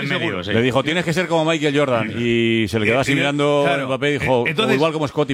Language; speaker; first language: Spanish; native; Spanish